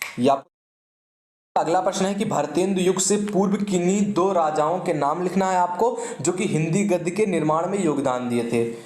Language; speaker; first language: Hindi; native; Hindi